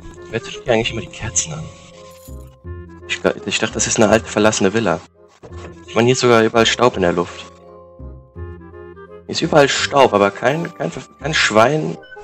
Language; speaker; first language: German; native; German